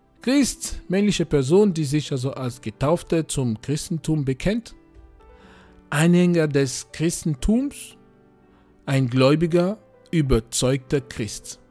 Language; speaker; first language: German; non-native, fluent; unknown